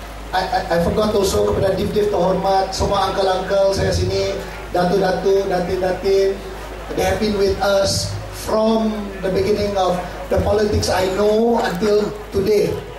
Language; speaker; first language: English; non-native, local second language; Central Dusun